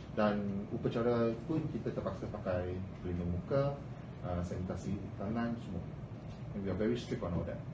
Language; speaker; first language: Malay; non-native, local second language; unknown